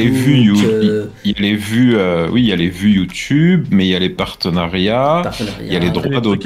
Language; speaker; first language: French; native; French